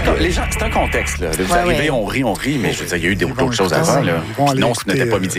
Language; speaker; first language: French; native; French